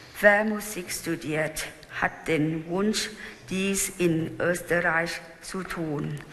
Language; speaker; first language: German; non-native, fluent; Thai